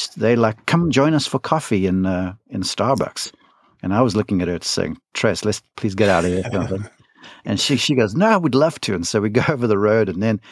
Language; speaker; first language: English; native; English